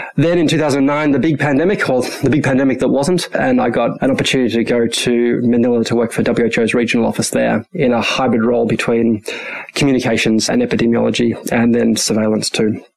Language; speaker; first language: English; early bilingual, other home language; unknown